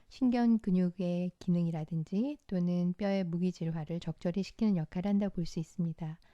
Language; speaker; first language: Korean; native; Korean